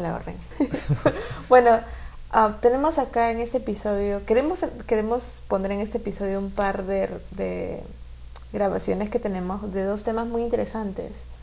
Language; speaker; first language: Spanish; non-native, fluent; English